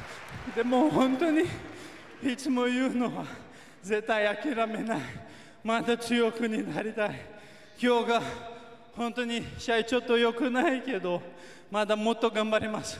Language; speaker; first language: Japanese; non-native, learner; Portuguese